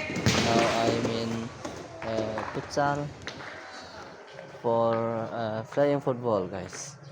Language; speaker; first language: English; non-native, learner; Indonesian